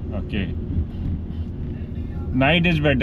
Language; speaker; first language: English; non-native, local second language; Urdu